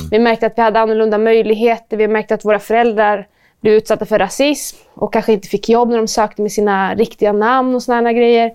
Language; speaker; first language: Swedish; native; Swedish